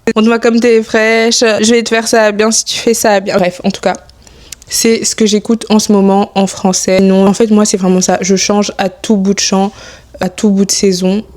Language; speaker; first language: French; early bilingual, other home language; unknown